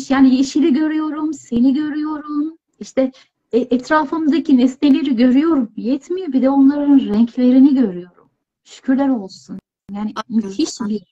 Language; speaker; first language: Turkish; native; Turkish